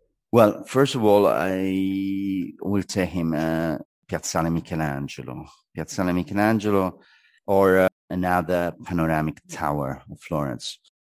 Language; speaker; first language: English; non-native, fluent; Italian